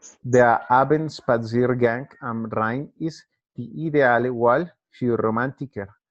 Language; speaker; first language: German; non-native, learner; Spanish